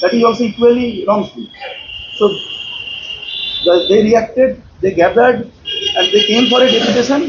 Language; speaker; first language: English; non-native, local second language; Bangla